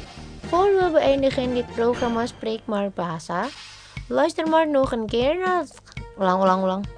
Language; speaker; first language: Dutch; non-native, learner; Indonesian